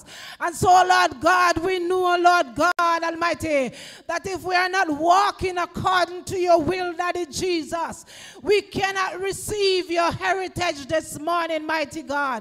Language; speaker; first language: English; non-native, local second language; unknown